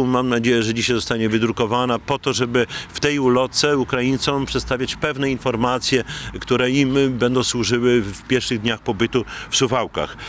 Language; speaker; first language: Polish; native; Polish